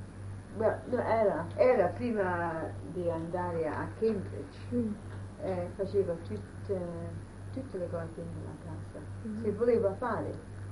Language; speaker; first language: Italian; early bilingual, heritage; Italian